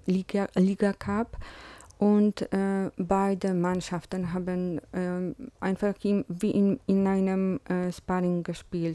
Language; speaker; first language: German; non-native, fluent; Polish